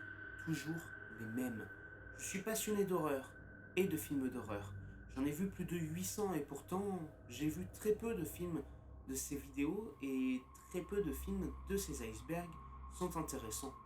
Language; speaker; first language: French; native; French